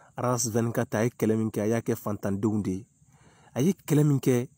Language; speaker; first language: French; non-native, local second language; Bambara